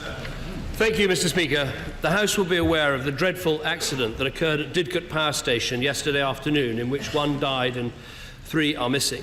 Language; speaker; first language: English; native; English